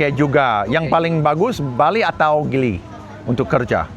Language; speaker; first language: Indonesian; non-native, fluent; English